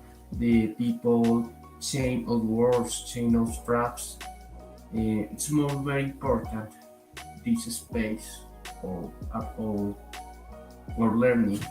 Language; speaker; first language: English; non-native, learner; Spanish